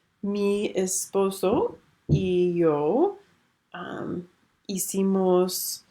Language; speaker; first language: Spanish; non-native, learner; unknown